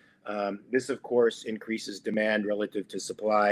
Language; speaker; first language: English; native; English